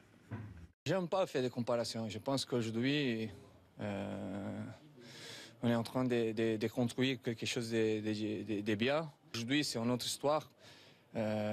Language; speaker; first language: French; non-native, fluent; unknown